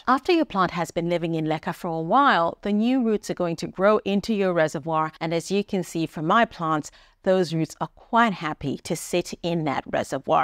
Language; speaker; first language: English; native; English